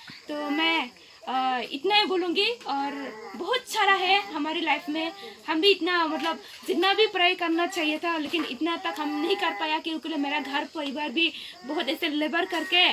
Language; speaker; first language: Hindi; non-native, local second language; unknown